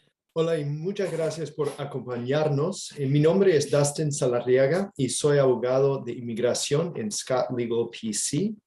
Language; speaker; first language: Spanish; non-native, fluent; English